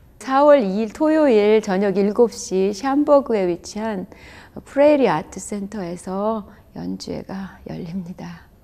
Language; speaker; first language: Korean; native; Korean